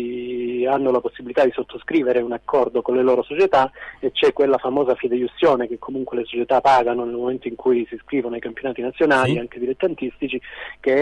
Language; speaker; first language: Italian; native; Italian